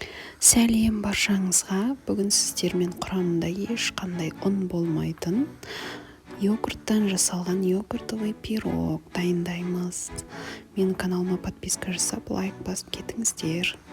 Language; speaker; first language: Kazakh; native; Kazakh